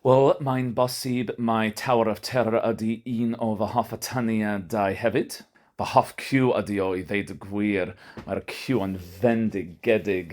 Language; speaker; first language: Welsh; non-native, learner; English